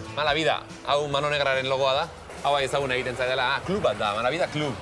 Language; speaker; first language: Basque; native; Basque